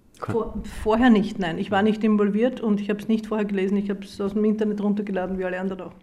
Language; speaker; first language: German; native; German